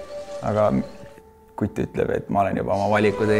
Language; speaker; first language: Estonian; native; Estonian